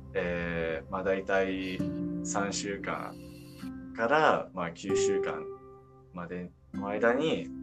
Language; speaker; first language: Japanese; non-native, fluent; English